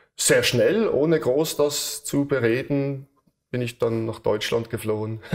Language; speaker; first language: German; native; German